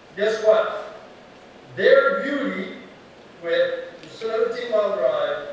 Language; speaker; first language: English; native; English